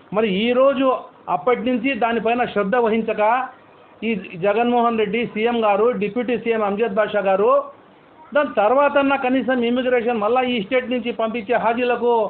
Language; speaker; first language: Telugu; non-native, local second language; Urdu